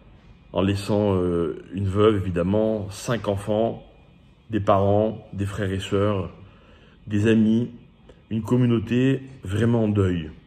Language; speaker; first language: French; native; French